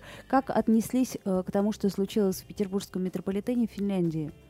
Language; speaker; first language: Russian; native; Russian